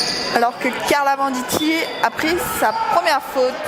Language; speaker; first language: French; native; French